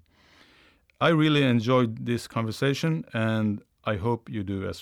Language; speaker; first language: English; non-native, fluent; Swedish